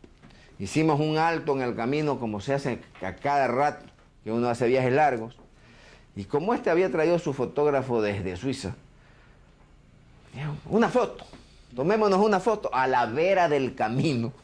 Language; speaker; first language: Spanish; native; Spanish